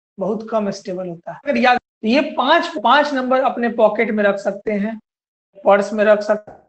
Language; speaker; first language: Hindi; native; Hindi